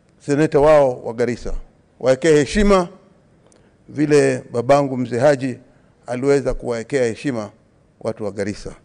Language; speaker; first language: Swahili; native; Swahili